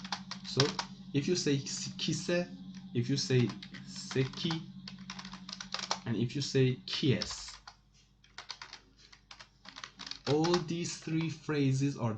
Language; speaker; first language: English; non-native, fluent; Persian